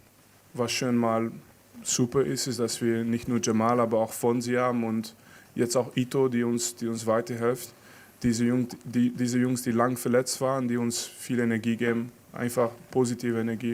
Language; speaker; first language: German; non-native, fluent; French